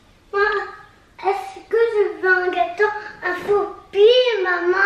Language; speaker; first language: French; native; French